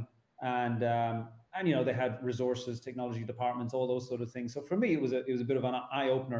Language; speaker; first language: English; native; English